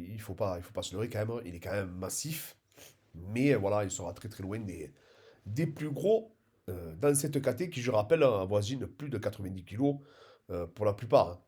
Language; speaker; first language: French; native; French